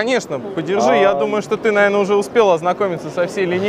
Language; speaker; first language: Russian; native; Russian